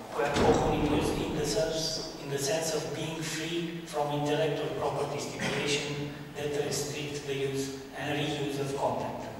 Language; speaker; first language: English; non-native, fluent; Romanian